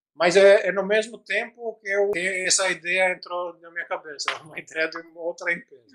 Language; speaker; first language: Portuguese; non-native, fluent; Albanian